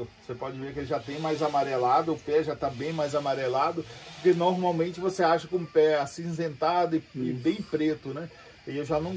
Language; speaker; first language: Portuguese; native; Portuguese